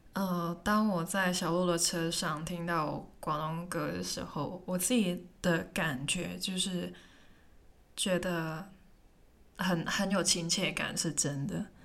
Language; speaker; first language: Chinese; non-native, local second language; Cantonese